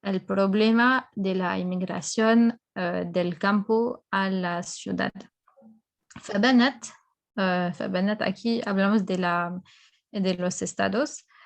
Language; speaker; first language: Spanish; non-native, fluent; French